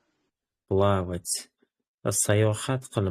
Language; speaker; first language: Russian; non-native, local second language; Uzbek